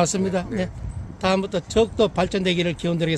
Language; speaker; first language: Korean; native; Korean